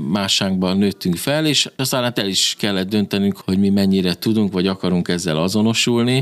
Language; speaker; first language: Hungarian; native; Hungarian